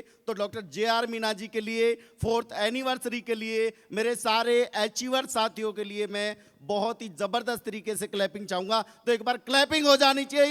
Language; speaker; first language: Hindi; native; Hindi